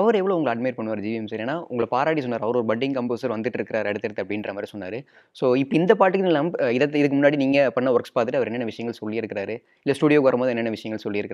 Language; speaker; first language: Tamil; native; Tamil